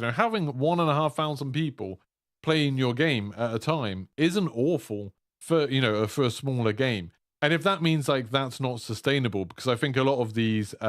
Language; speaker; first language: English; native; English